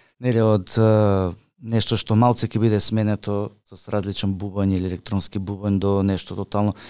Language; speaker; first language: Macedonian; native; Macedonian